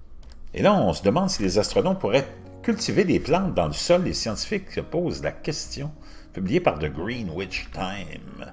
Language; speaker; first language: French; native; French